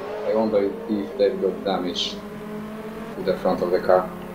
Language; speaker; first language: English; non-native, fluent; Polish